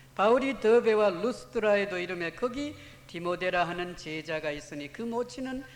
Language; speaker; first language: Korean; native; Korean